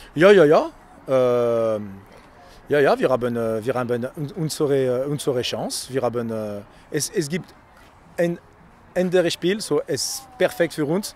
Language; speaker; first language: German; non-native, learner; French